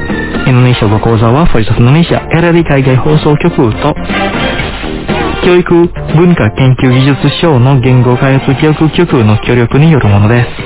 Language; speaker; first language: Japanese; non-native, fluent; Indonesian